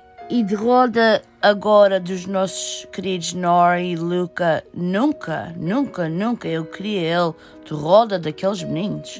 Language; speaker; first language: Portuguese; early bilingual, heritage; Portuguese